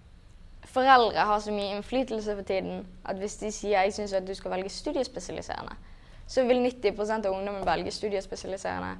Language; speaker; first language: Norwegian; native; Norwegian